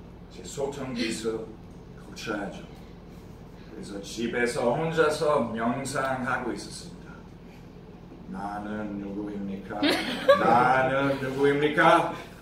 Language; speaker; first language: Korean; non-native, fluent; English